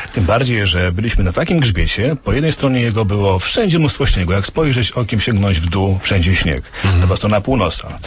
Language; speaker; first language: Polish; native; Polish